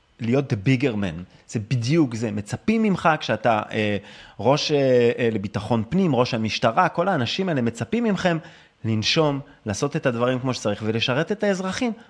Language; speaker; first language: Hebrew; native; Hebrew